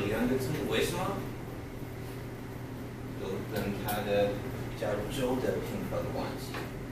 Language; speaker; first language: Chinese; non-native, learner; English